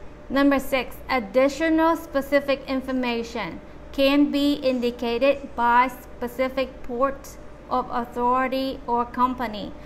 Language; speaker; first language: English; non-native, fluent; Vietnamese